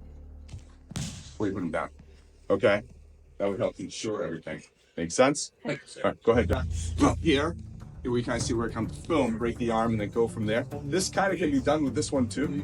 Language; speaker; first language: English; native; English